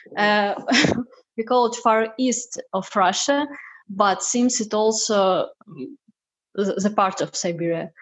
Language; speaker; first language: English; non-native, learner; Russian